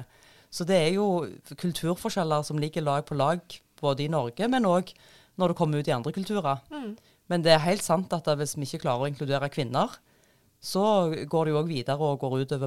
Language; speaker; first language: Norwegian; native; Norwegian